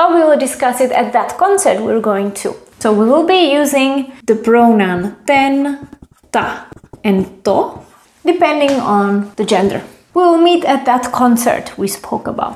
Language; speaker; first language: English; non-native, fluent; Czech